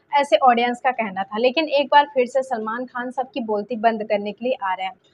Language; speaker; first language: Hindi; native; Hindi